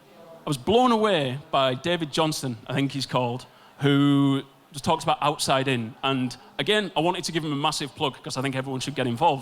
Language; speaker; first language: English; native; English